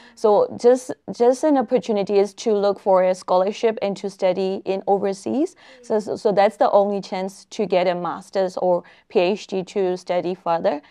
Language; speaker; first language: English; non-native, fluent; Burmese